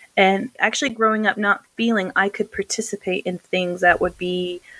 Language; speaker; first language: English; native; English